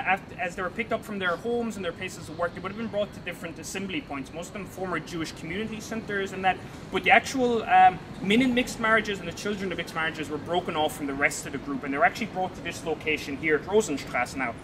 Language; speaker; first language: English; native; English